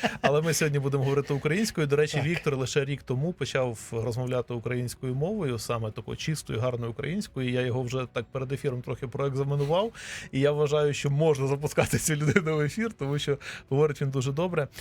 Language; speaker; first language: Ukrainian; native; Ukrainian